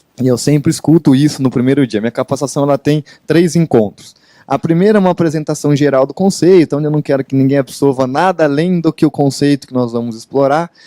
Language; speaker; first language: Portuguese; native; Portuguese